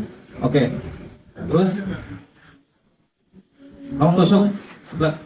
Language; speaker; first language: Indonesian; native; Indonesian